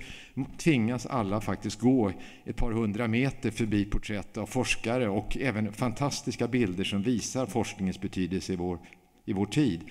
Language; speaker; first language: Swedish; native; Swedish